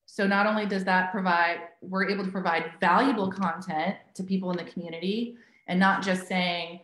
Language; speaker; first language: English; native; English